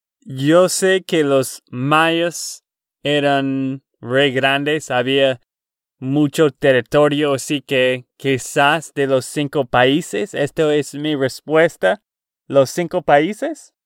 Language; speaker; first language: Spanish; non-native, learner; English